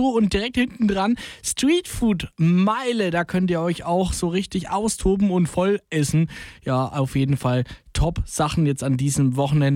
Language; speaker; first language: German; native; German